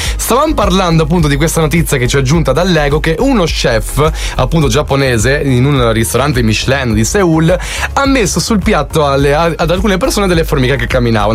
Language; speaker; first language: Italian; native; Italian